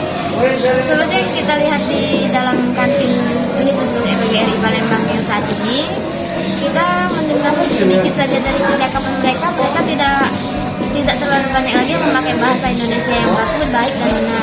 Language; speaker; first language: Indonesian; non-native, local second language; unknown